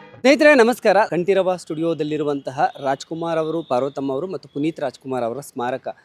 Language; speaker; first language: Kannada; native; Kannada